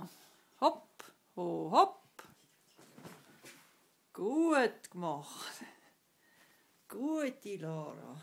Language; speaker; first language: German; native; German